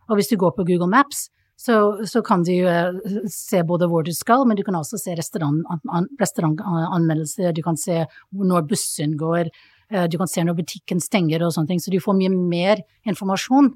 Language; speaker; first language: Norwegian; non-native, fluent; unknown